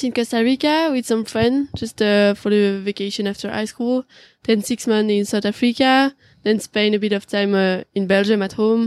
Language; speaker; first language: English; non-native, fluent; French